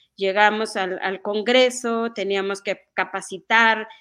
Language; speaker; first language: Spanish; non-native, local second language; Mixtepec Mixtec